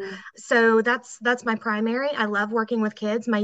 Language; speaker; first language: English; native; English